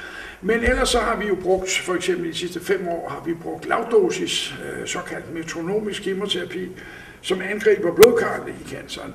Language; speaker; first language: Danish; native; Danish